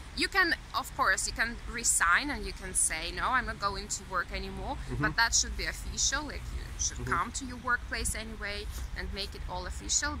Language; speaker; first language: English; non-native, fluent; Russian